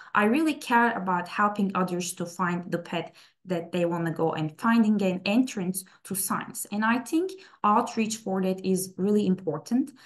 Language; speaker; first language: English; non-native, fluent; Turkish